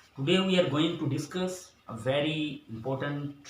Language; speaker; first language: English; non-native, local second language; Urdu